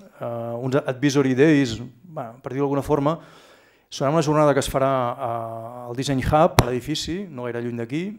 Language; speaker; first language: Catalan; native; Catalan